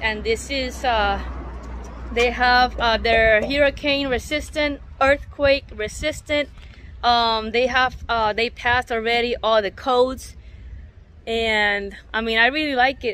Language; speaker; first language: English; non-native, local second language; Spanish